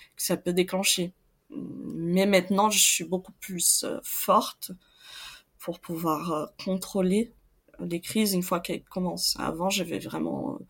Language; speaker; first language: French; non-native, fluent; Portuguese